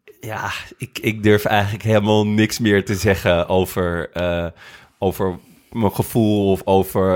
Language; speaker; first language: Dutch; native; Dutch